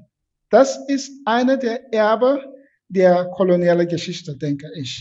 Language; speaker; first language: German; non-native, fluent; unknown